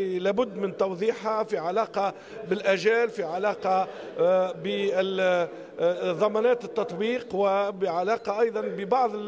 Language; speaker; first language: Arabic; native; Arabic